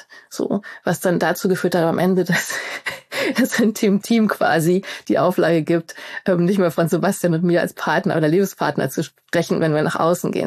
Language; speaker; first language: German; native; German